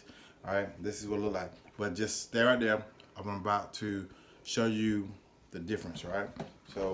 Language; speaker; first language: English; native; English